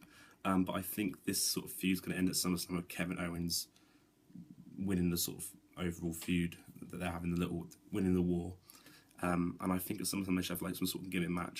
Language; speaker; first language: English; native; English